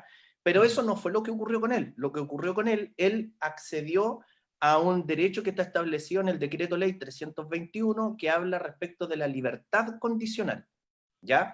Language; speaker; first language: Spanish; native; Spanish